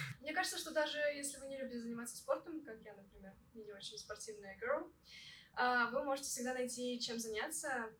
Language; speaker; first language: Russian; native; Russian